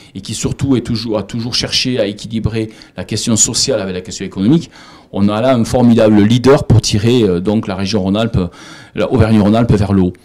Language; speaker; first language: French; native; French